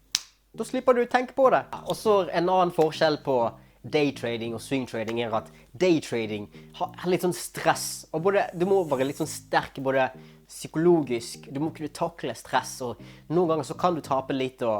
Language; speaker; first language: Norwegian; native; Norwegian